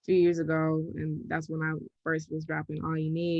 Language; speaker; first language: English; native; English